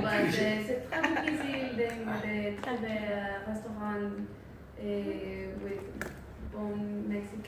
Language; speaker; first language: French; non-native, learner; Spanish